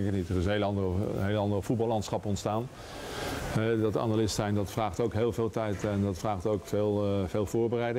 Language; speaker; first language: Dutch; native; Dutch